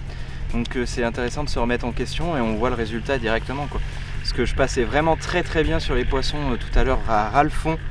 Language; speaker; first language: French; native; French